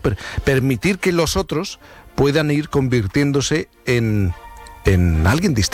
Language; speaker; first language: Spanish; native; Spanish